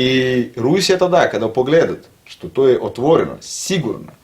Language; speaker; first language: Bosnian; non-native, learner; Russian